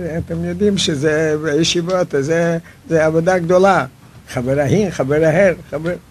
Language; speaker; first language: Hebrew; non-native, fluent; Yiddish